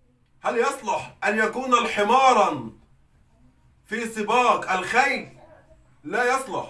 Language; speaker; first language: Arabic; native; Arabic